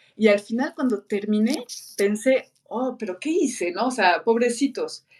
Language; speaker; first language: Spanish; non-native, fluent; French